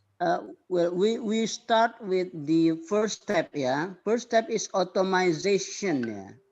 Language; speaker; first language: English; non-native, fluent; Indonesian